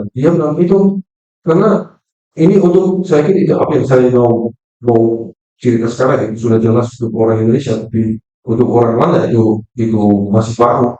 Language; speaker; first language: Indonesian; non-native, fluent; Dutch